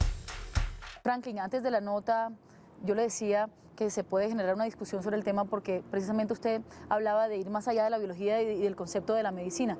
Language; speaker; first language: Spanish; native; Spanish